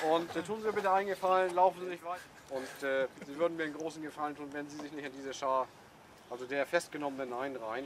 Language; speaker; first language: German; native; German